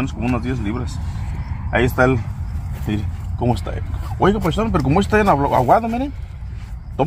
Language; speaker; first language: Spanish; native; Spanish